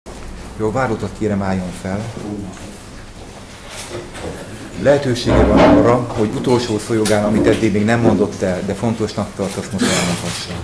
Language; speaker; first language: Hungarian; native; Hungarian